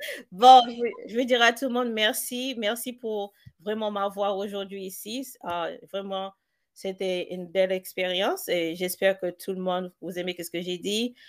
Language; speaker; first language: French; native; French